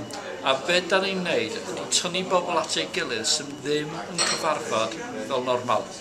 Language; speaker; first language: Welsh; non-native, fluent; English